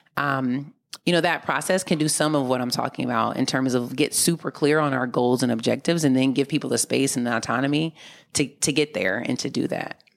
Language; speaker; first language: English; native; English